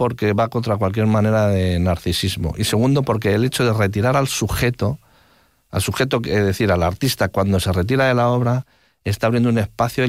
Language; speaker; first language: Spanish; native; Spanish